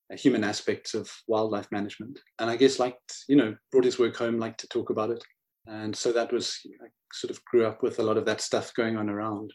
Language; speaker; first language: English; native; English